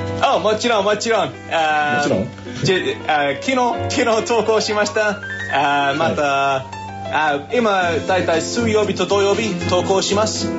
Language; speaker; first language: Japanese; non-native, fluent; English